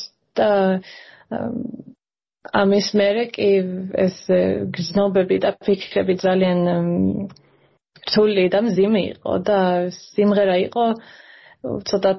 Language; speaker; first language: Georgian; early bilingual, heritage; Georgian